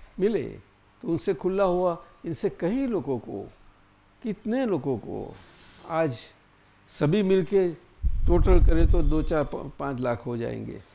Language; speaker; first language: Hindi; non-native, local second language; Gujarati